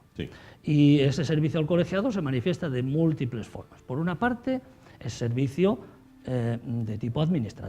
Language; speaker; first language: Spanish; native; Spanish